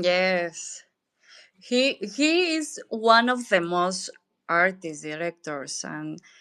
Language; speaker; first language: English; non-native, learner; Spanish